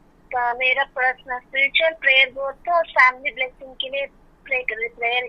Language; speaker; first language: Hindi; non-native, local second language; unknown